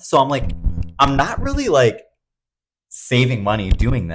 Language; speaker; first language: English; native; English